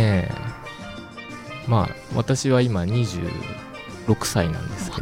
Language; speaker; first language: Japanese; native; Japanese